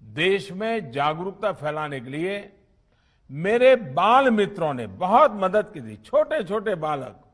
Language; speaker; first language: Hindi; non-native, local second language; Gujarati